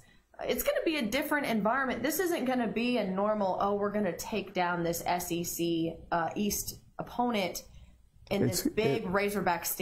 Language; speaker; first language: English; native; English